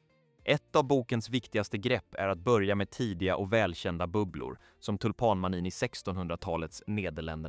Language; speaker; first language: Swedish; native; Swedish